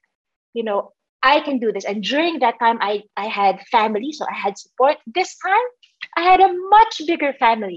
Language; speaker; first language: English; non-native, local second language; Filipino